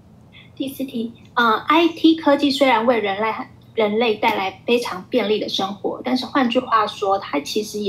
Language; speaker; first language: Chinese; native; Chinese